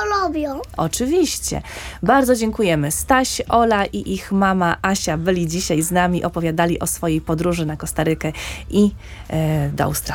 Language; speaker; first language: Polish; native; Polish